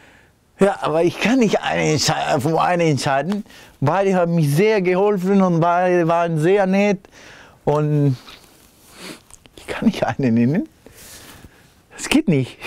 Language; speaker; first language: German; non-native, fluent; Spanish